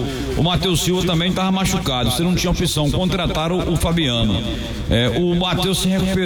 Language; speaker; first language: Portuguese; native; Portuguese